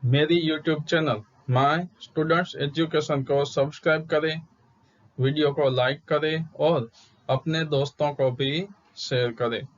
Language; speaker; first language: Hindi; non-native, local second language; Gujarati